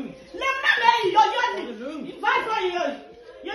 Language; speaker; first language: Swedish; non-native, learner; Somali